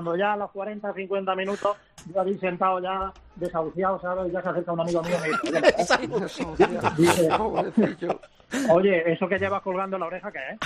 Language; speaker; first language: Spanish; native; Spanish